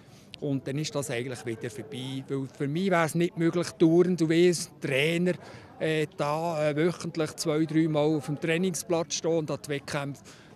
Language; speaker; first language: German; native; German